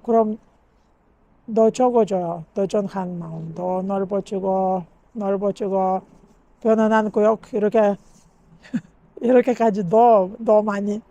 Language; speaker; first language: Korean; non-native, learner; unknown